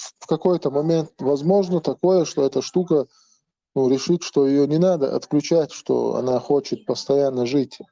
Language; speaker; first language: Russian; non-native, local second language; Chechen